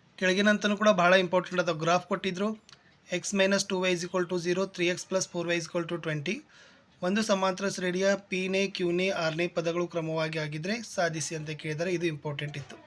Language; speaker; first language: Kannada; native; Kannada